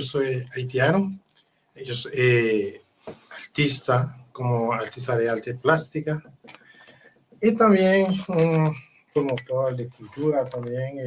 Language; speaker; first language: Spanish; non-native, fluent; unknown